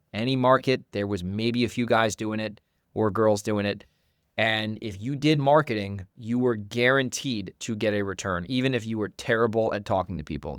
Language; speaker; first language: English; native; English